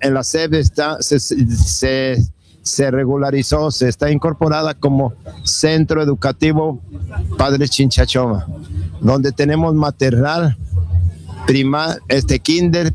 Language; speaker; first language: Spanish; native; Spanish